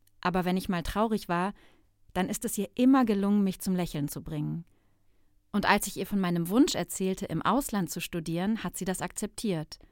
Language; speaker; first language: German; non-native, fluent; Turkish